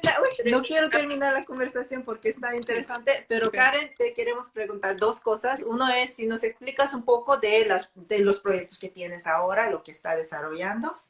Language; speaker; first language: Spanish; non-native, fluent; Korean